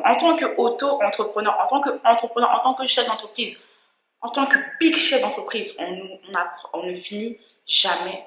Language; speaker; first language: French; native; French